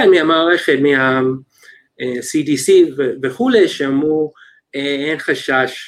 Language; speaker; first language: Hebrew; non-native, fluent; English